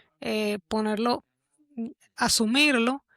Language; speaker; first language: Spanish; native; Spanish